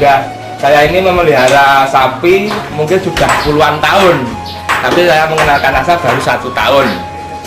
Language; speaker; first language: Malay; non-native, local second language; Javanese